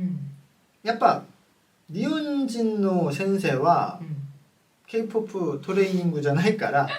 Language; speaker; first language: Japanese; non-native, fluent; Korean